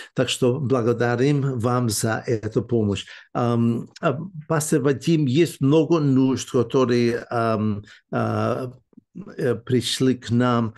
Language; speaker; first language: Russian; early bilingual, heritage; English